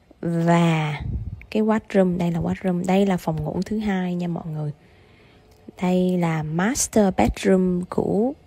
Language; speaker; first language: Vietnamese; native; Vietnamese